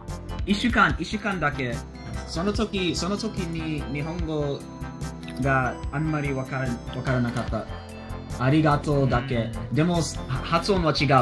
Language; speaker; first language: Japanese; non-native, learner; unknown